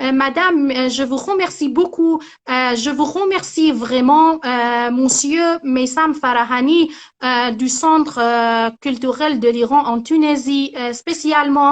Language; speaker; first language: French; non-native, learner; Persian